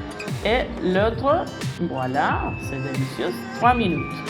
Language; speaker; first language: French; non-native, fluent; Spanish